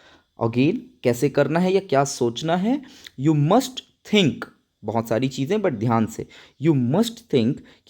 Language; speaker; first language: Hindi; native; Hindi